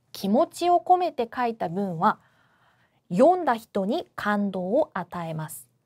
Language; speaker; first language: Japanese; non-native, fluent; Korean